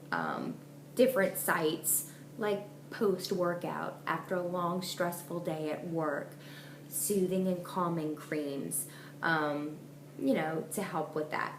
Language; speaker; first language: English; native; English